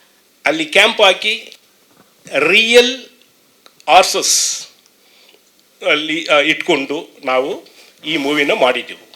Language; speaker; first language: Kannada; non-native, learner; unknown